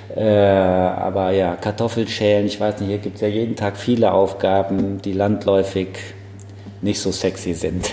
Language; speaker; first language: German; native; German